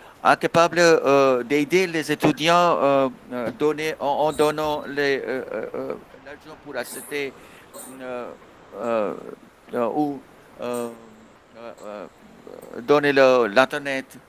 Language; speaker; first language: French; non-native, fluent; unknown